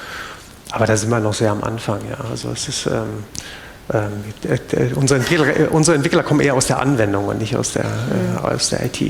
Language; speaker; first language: German; native; German